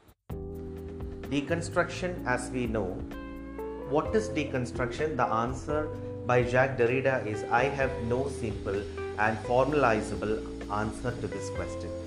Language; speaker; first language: English; non-native, local second language; Malayalam